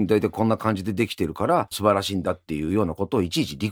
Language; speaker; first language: Japanese; native; Japanese